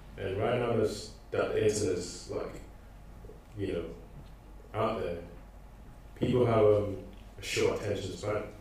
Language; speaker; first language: English; non-native, local second language; Akan